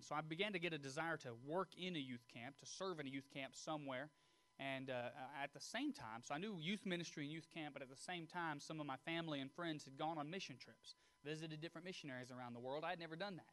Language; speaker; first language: English; native; English